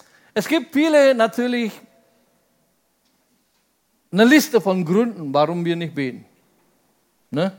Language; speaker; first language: German; non-native, fluent; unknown